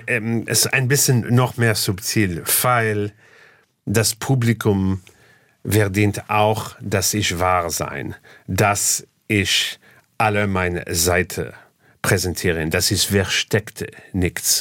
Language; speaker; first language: German; non-native, fluent; English